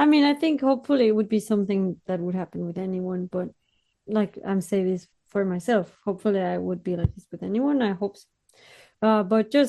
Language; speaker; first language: English; non-native, fluent; Spanish